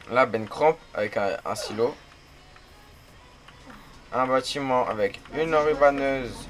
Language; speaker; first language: French; native; French